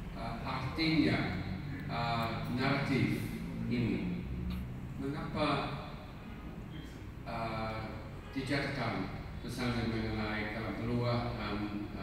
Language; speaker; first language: Indonesian; non-native, fluent; English